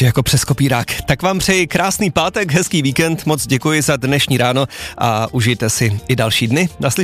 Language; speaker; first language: Czech; native; Czech